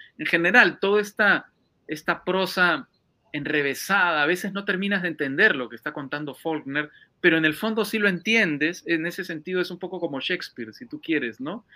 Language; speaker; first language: Spanish; native; Spanish